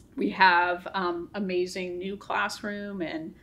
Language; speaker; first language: English; native; English